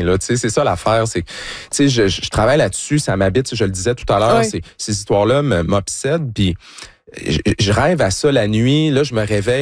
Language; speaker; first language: French; native; French